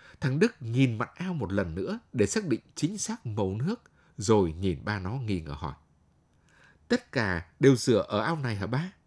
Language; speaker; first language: Vietnamese; native; Vietnamese